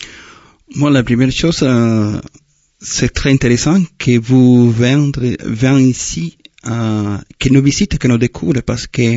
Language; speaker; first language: French; non-native, fluent; Spanish